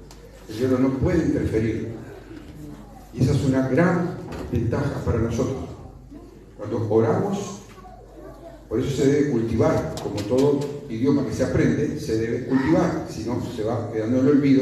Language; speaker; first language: Spanish; native; Spanish